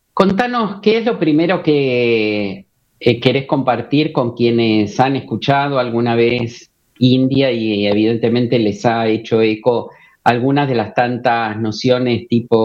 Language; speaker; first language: Spanish; native; Spanish